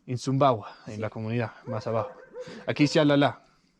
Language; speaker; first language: Spanish; non-native, learner; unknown